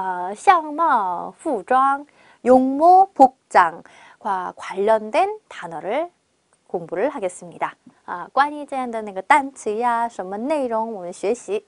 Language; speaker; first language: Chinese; non-native, fluent; Korean